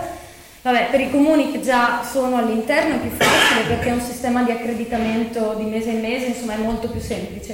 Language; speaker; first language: Italian; native; Italian